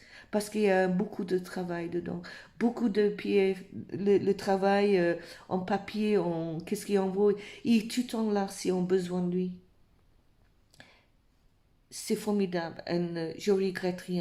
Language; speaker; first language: French; non-native, fluent; English